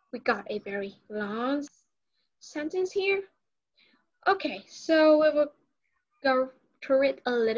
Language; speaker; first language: English; non-native, learner; Vietnamese